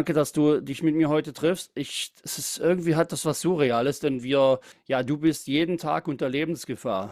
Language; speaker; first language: German; native; German